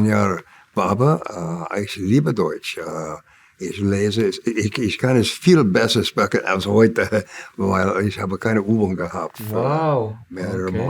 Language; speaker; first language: German; non-native, learner; English